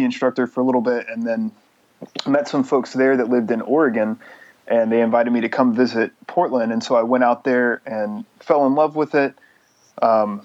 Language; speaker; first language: English; native; English